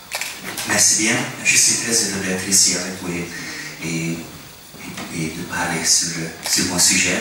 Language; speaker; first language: French; non-native, fluent; Hungarian